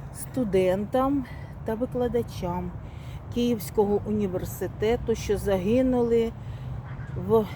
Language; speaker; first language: Ukrainian; non-native, local second language; Russian